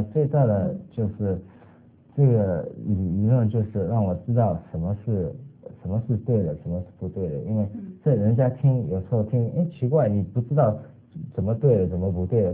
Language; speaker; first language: Chinese; early bilingual, other home language; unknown